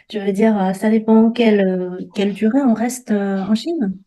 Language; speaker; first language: French; non-native, fluent; Chinese